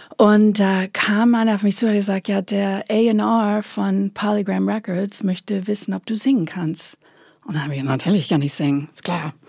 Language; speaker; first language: German; non-native, fluent; English